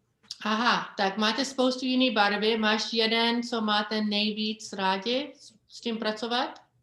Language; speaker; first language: Czech; early bilingual, heritage; Czech